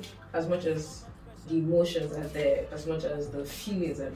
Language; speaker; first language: English; non-native, local second language; Yoruba